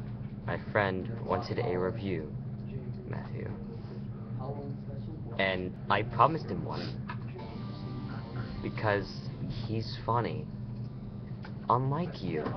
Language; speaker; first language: English; native; English